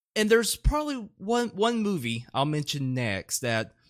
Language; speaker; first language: English; native; English